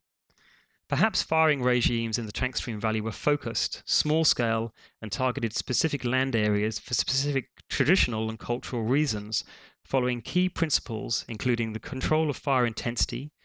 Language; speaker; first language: English; native; English